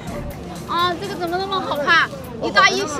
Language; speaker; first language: Chinese; native; Chinese